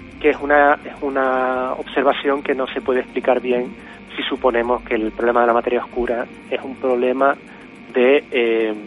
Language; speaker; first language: Spanish; native; Spanish